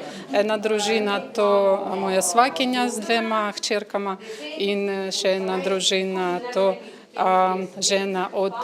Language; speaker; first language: Slovenian; non-native, learner; Ukrainian